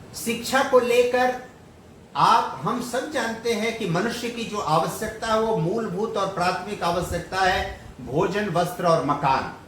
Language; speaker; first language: Hindi; native; Hindi